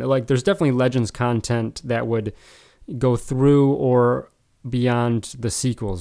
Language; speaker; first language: English; native; English